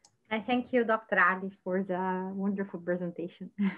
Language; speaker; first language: English; non-native, fluent; Arabic